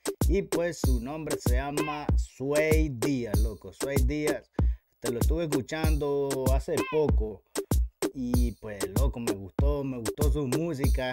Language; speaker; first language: Spanish; native; Spanish